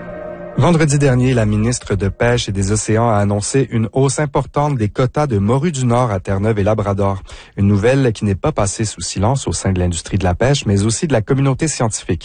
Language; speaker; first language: French; native; French